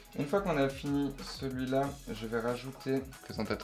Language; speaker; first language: French; native; French